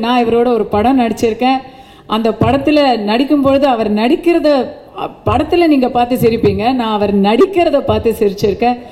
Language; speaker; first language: Tamil; native; Tamil